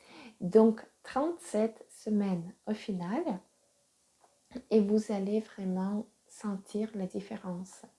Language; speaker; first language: French; non-native, fluent; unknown